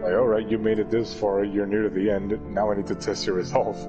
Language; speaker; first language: English; native; English